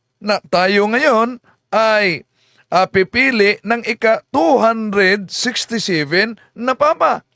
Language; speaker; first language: Filipino; non-native, local second language; Cebuano